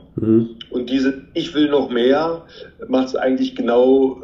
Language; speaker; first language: German; native; German